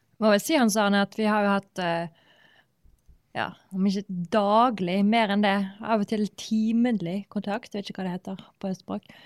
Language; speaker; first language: Norwegian; native; Norwegian